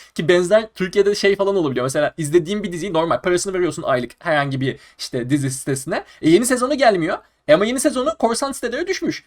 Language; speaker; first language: Turkish; native; Turkish